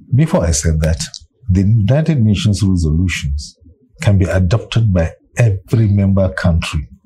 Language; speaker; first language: English; non-native, local second language; Hausa